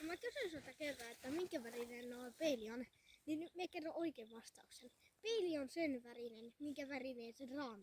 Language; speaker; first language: Finnish; non-native, fluent; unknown